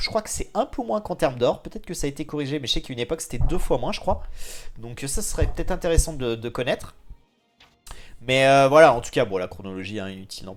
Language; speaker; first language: French; native; French